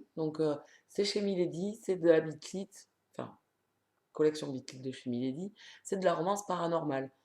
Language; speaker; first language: French; native; French